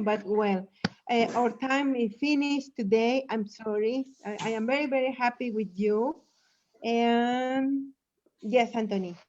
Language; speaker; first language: English; non-native, learner; Spanish